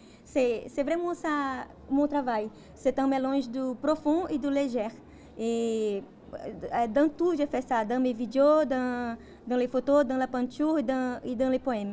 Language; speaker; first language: French; non-native, fluent; Portuguese